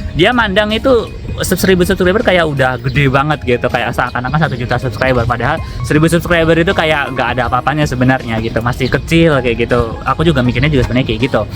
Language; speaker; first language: Indonesian; native; Indonesian